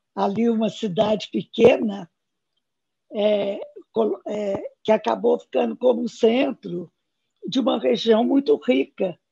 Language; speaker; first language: Portuguese; native; Portuguese